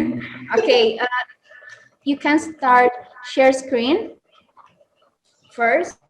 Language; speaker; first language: English; non-native, learner; Indonesian